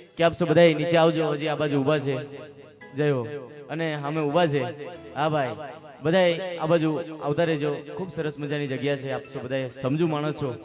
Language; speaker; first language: Gujarati; native; Gujarati